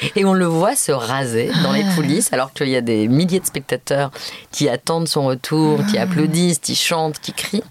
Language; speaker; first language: French; native; French